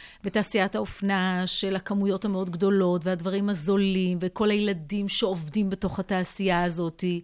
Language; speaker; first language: Hebrew; native; Hebrew